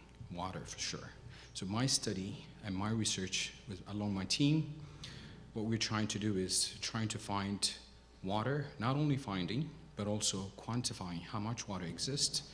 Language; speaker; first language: English; non-native, local second language; Amharic